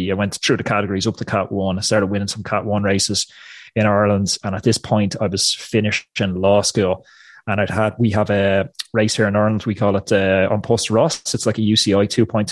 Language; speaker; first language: English; native; English